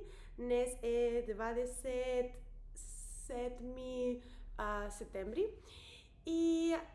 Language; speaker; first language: Bulgarian; non-native, learner; Spanish